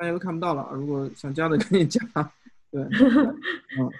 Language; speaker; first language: Chinese; native; Chinese